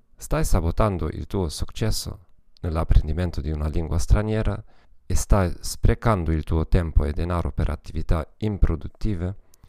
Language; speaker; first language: Italian; non-native, learner; German